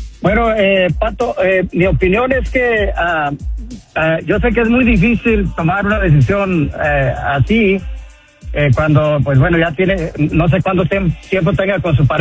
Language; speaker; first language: Spanish; native; Spanish